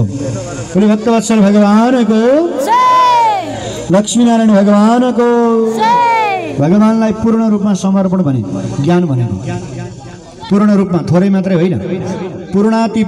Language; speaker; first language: Nepali; native; Nepali